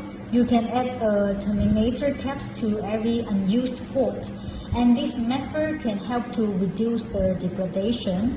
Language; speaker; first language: English; non-native, fluent; Chinese